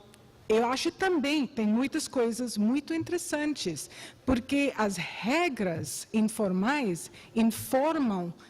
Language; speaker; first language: Portuguese; non-native, fluent; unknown